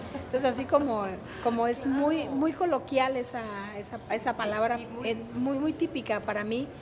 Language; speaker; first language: Spanish; native; Spanish